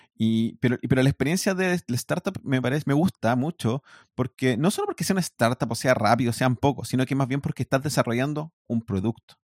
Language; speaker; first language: Spanish; native; Spanish